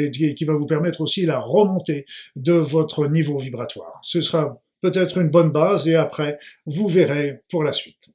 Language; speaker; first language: French; native; French